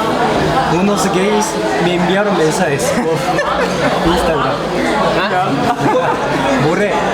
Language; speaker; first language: Spanish; non-native, fluent; Korean